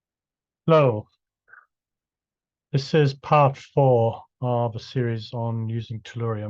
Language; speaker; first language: English; native; English